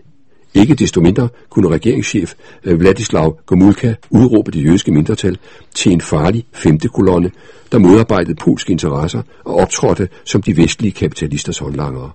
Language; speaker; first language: Danish; native; Danish